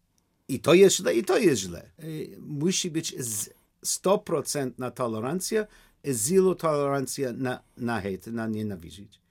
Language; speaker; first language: Polish; non-native, learner; English